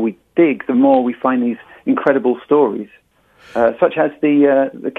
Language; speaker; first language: English; native; English